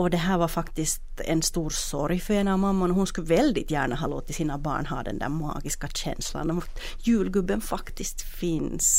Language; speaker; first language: Swedish; native; Swedish